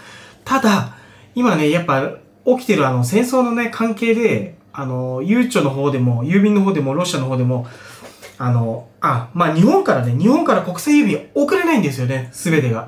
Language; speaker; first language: Japanese; native; Japanese